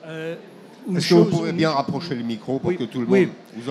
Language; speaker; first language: French; native; French